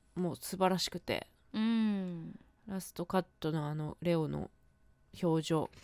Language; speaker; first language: Japanese; native; Japanese